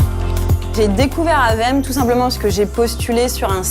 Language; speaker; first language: French; native; French